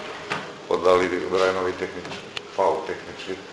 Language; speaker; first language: Polish; non-native, fluent; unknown